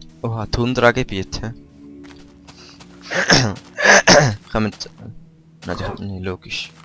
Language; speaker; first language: German; native; German